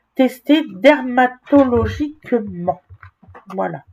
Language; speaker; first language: French; native; French